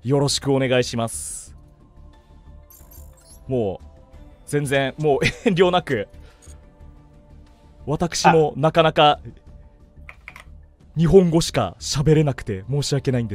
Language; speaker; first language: Japanese; native; Japanese